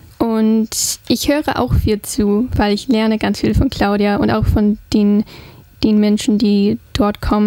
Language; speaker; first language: German; non-native, fluent; English